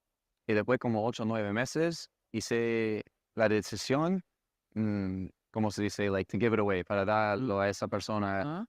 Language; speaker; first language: Spanish; non-native, fluent; English